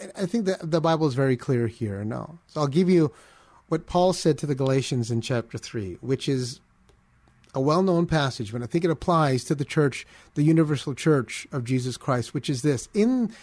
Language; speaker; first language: English; early bilingual, other home language; Filipino